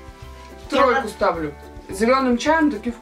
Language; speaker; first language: Russian; native; Russian